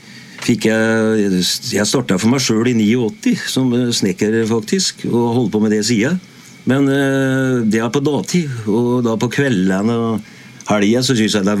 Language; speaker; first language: Norwegian; native; Norwegian